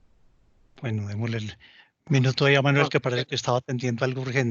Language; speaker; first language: Spanish; native; Spanish